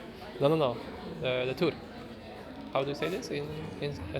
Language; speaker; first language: English; non-native, fluent; Polish